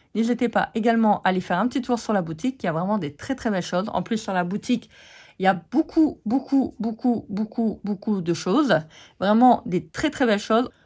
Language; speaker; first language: French; native; French